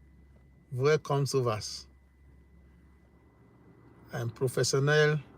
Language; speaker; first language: German; non-native, learner; English